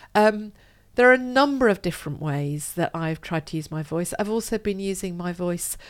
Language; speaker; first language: English; native; English